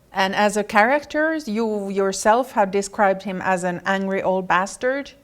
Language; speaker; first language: English; non-native, fluent; Finnish